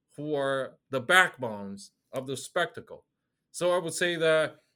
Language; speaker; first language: English; non-native, fluent; Chinese